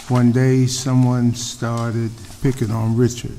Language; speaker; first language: English; native; English